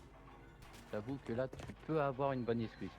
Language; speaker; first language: French; native; French